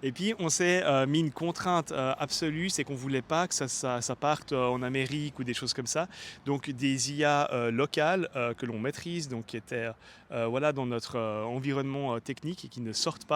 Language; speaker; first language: French; native; French